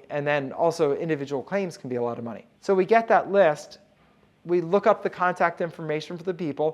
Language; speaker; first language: English; native; English